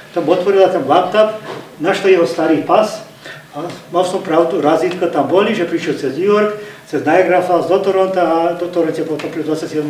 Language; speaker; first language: Slovak; early bilingual, heritage; Slovak